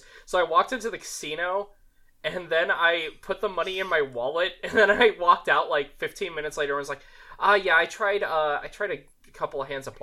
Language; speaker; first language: English; native; English